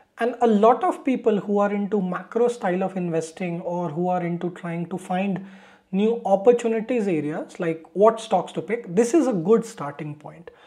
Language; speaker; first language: English; non-native, local second language; Hindi